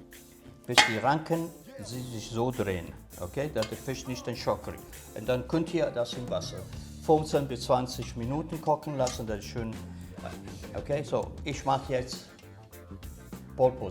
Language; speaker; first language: German; early bilingual, other home language; Italian